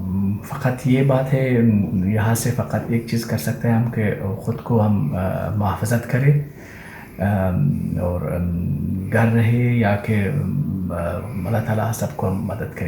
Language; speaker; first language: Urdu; non-native, learner; Persian